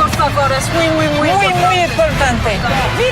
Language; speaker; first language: Spanish; non-native, learner; French